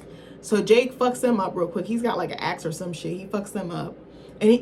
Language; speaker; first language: English; native; English